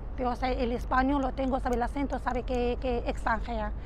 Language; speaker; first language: Spanish; non-native, fluent; Arabic